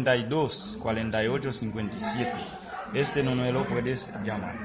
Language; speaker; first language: Spanish; non-native, learner; Haitian Creole